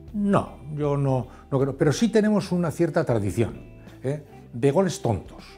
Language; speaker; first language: Spanish; native; Spanish